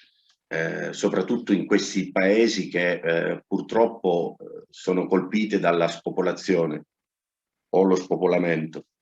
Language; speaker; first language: Italian; non-native, learner; Spanish